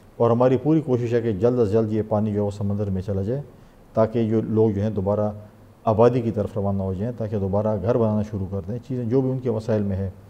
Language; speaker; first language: Urdu; non-native, local second language; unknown